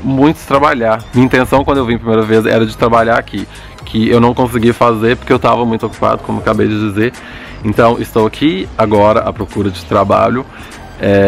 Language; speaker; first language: Portuguese; early bilingual, other home language; English